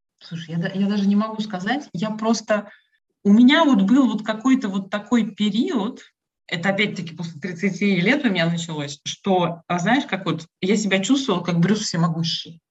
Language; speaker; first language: Russian; native; Russian